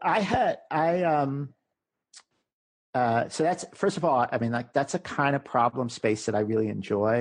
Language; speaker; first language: English; native; English